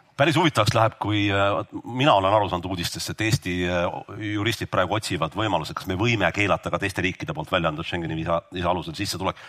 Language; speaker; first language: Estonian; native; Estonian